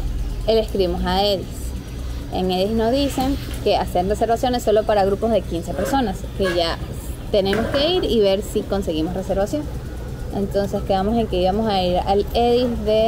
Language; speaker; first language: Spanish; native; Spanish